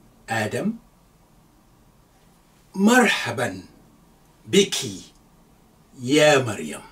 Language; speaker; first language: Arabic; non-native, fluent; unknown